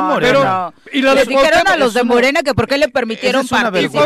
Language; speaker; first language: Spanish; native; Spanish